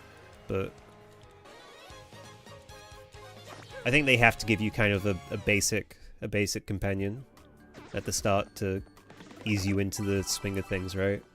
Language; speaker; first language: English; native; English